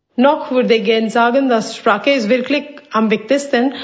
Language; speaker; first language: German; non-native, fluent; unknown